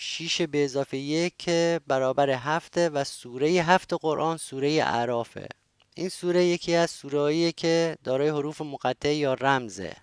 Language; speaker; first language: Persian; native; Persian